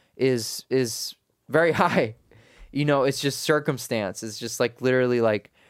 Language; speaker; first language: English; native; English